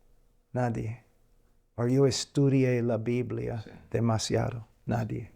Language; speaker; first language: Spanish; non-native, fluent; English